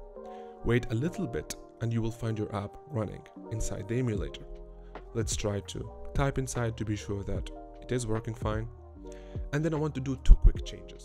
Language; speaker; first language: English; non-native, fluent; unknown